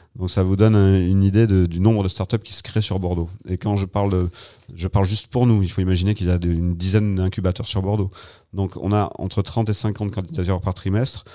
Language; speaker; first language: French; native; French